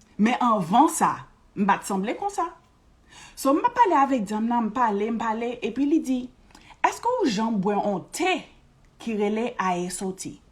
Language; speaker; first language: Haitian Creole; early bilingual, heritage; Haitian Creole